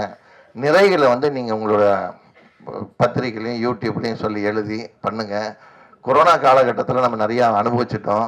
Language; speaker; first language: Tamil; native; Tamil